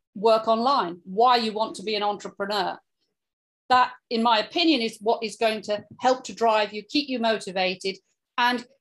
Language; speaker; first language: English; native; English